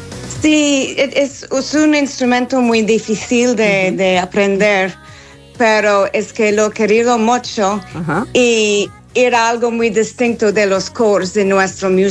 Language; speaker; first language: Spanish; non-native, fluent; English